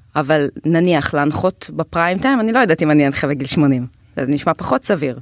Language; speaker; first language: Hebrew; native; Hebrew